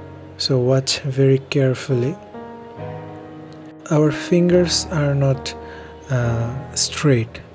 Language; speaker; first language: English; non-native, fluent; Bangla